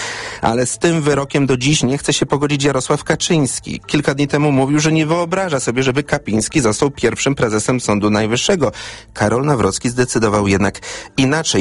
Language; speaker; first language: Polish; native; Polish